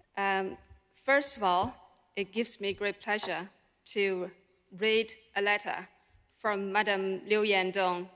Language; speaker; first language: English; non-native, fluent; Chinese